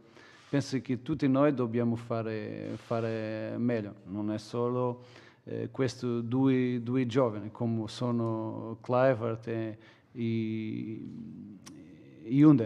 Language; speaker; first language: Italian; non-native, fluent; Portuguese